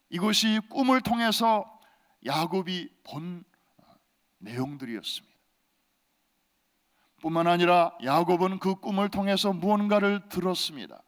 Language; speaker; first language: Korean; native; Korean